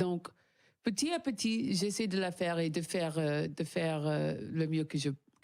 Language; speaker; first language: French; non-native, learner; English